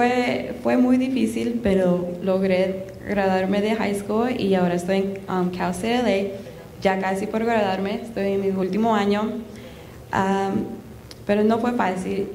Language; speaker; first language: Spanish; early bilingual, heritage; Spanish